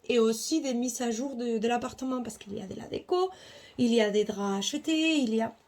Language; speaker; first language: French; non-native, fluent; Spanish